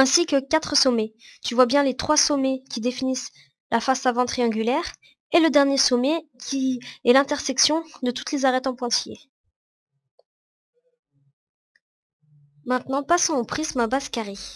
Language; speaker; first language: French; native; French